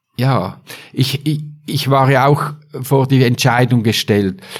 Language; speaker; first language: German; native; German